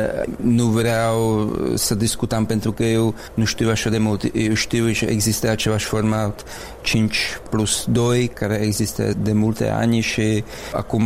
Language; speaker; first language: Romanian; non-native, learner; Czech